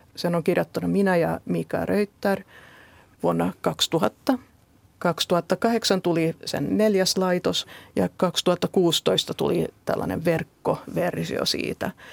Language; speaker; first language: Finnish; non-native, local second language; Swedish